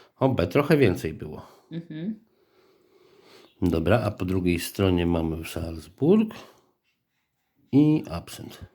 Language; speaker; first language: Polish; native; Polish